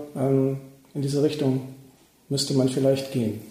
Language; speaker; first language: German; native; German